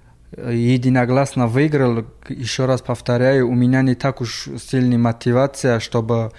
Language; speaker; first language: Russian; non-native, fluent; Tajik